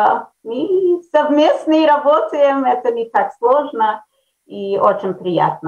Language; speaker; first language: Russian; early bilingual, heritage; Russian